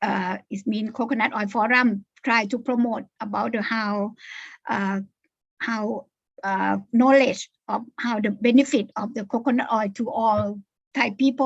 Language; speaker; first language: English; non-native, learner; Thai